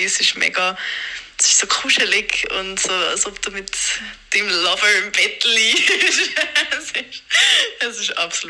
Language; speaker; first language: German; native; German